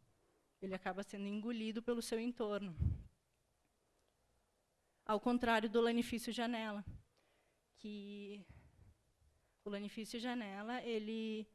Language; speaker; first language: Portuguese; native; Portuguese